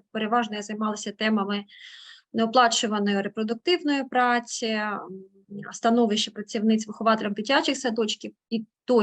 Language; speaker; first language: Ukrainian; native; Ukrainian